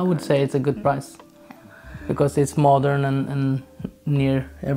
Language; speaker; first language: English; non-native, fluent; Swedish